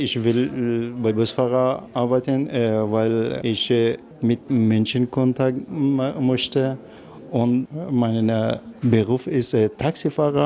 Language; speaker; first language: German; non-native, learner; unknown